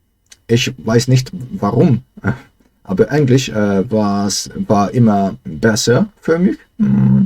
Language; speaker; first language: German; non-native, learner; Slovak